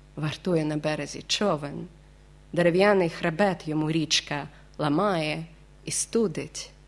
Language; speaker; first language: Ukrainian; native; Ukrainian